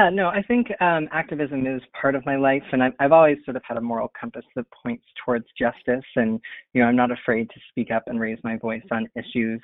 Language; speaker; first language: English; native; English